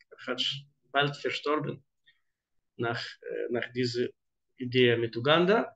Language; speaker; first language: German; non-native, fluent; Hebrew